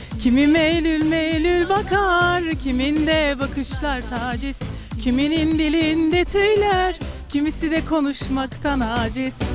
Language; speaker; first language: Turkish; early bilingual, heritage; Turkish